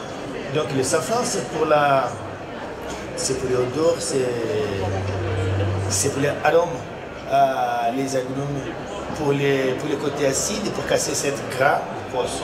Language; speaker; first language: French; non-native, learner; Portuguese